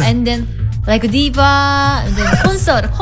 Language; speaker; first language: English; non-native, learner; Korean